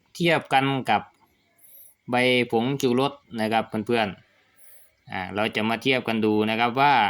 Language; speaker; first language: Thai; non-native, local second language; Northeastern Thai